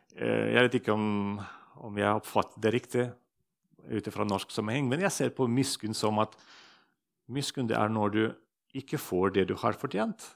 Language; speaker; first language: Norwegian; non-native, fluent; Russian